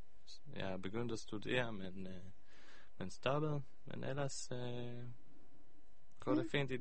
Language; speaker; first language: Danish; early bilingual, heritage; Hebrew